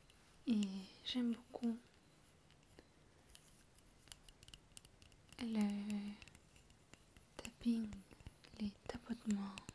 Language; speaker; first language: French; non-native, fluent; Russian